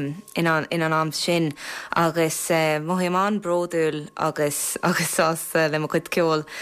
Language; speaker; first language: Irish; non-native, local second language; English